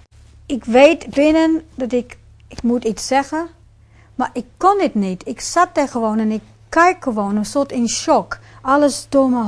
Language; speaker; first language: Dutch; non-native, fluent; English